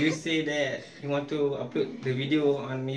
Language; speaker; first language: English; non-native, learner; Malay